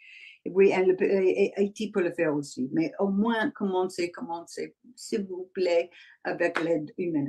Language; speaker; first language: French; non-native, learner; English